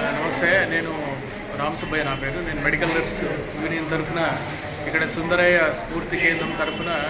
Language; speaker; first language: Telugu; native; Telugu